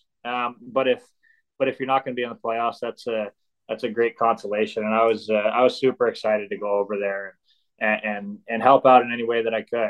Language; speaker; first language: English; native; English